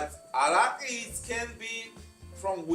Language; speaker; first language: English; non-native, learner; Georgian